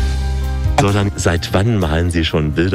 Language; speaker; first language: German; native; German